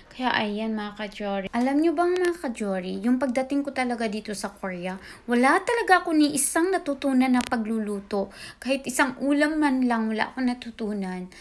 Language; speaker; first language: Filipino; non-native, local second language; Cebuano